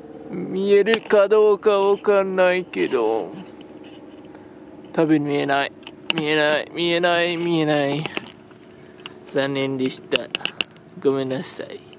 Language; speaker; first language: Japanese; non-native, learner; French